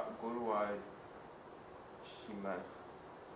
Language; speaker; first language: Japanese; non-native, learner; English